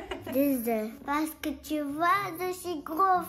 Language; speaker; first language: French; early bilingual, other home language; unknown